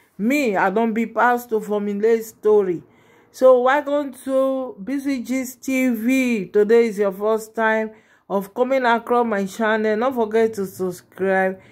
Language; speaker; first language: Nigerian Pidgin; non-native, local second language; Yoruba